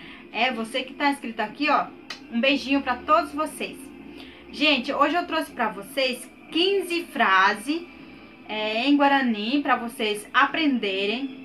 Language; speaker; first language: Portuguese; non-native, local second language; Guarani